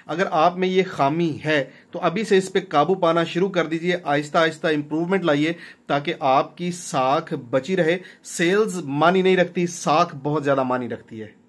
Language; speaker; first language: Urdu; non-native, local second language; Punjabi